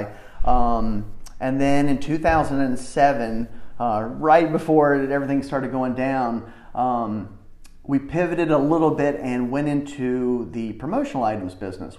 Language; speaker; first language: English; native; English